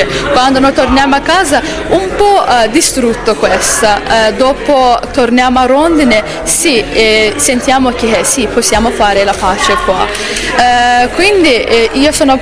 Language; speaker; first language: Italian; non-native, learner; Azerbaijani